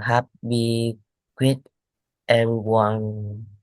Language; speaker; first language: English; non-native, learner; Vietnamese